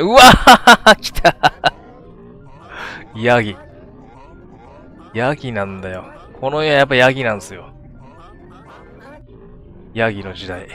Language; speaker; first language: Japanese; native; Japanese